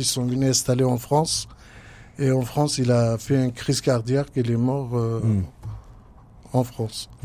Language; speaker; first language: French; non-native, learner; Kurdish